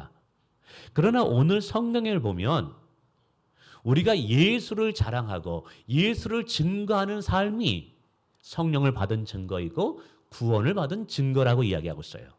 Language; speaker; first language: Korean; native; Korean